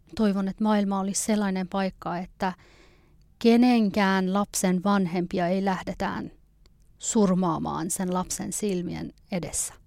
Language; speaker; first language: Finnish; early bilingual, other home language; Persian